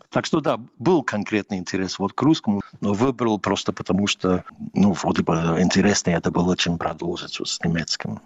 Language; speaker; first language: Russian; non-native, fluent; English